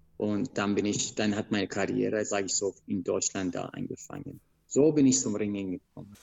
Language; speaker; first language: German; non-native, fluent; Persian